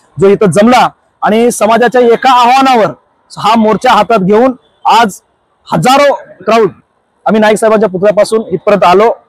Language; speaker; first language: Marathi; non-native, local second language; Lambadi